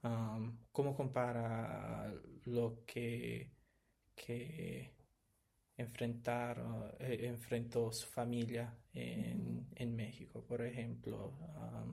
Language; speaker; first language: Spanish; non-native, learner; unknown